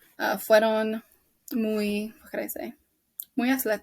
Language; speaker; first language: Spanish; non-native, fluent; English